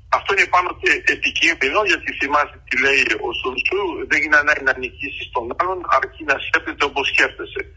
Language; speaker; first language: Greek; early bilingual, heritage; Greek